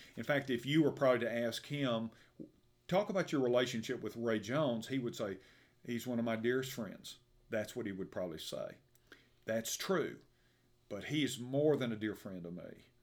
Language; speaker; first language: English; native; English